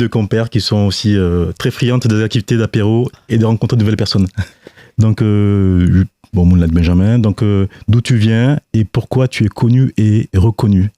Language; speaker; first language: French; native; French